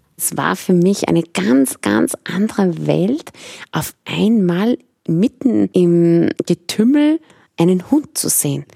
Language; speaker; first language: German; early bilingual, other home language; Persian